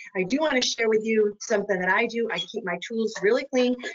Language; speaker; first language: English; native; English